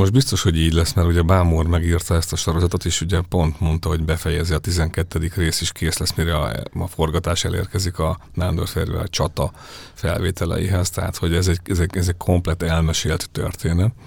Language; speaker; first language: Hungarian; native; Hungarian